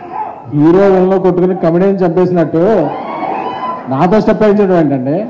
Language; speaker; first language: Telugu; native; Telugu